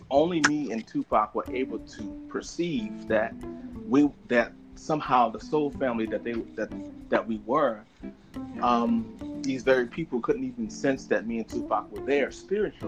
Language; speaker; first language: English; native; English